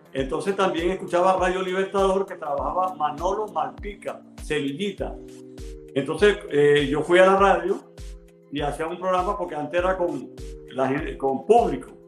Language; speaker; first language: Spanish; native; Spanish